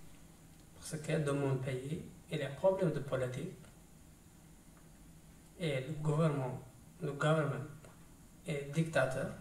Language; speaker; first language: French; non-native, learner; Tigrinya